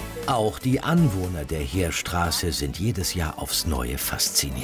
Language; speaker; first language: German; native; German